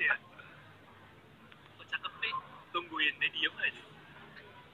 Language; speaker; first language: Indonesian; native; Indonesian